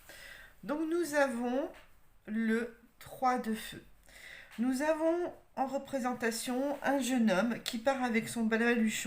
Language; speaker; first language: French; native; French